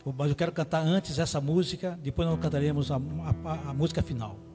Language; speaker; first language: Portuguese; native; Portuguese